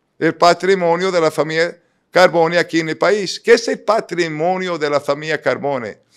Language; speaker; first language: Spanish; non-native, fluent; English